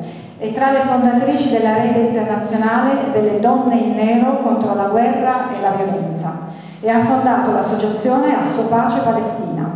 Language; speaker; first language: Italian; native; Italian